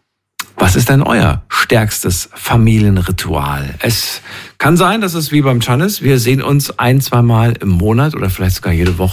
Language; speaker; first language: German; native; German